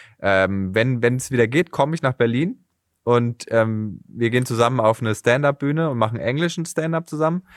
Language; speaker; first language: German; native; German